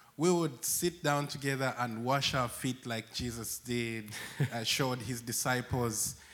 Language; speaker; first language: English; non-native, local second language; Acoli